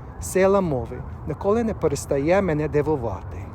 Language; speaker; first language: Ukrainian; non-native, learner; English